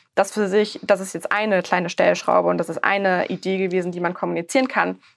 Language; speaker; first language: German; native; German